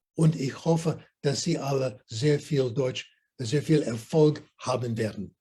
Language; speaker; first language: German; non-native, learner; English